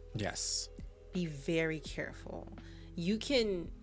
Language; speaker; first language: English; native; English